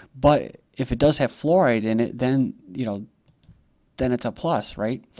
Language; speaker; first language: English; native; English